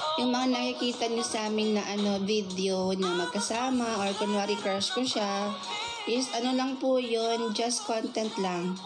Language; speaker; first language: Filipino; non-native, local second language; Cebuano